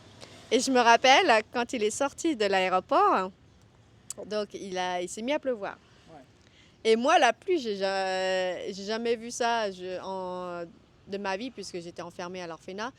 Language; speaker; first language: French; early bilingual, other home language; Vietnamese